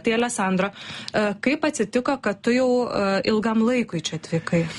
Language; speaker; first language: Lithuanian; native; Lithuanian